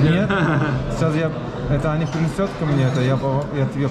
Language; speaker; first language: Russian; non-native, learner; Turkish